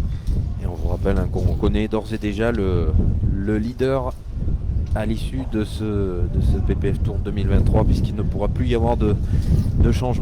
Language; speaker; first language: French; native; French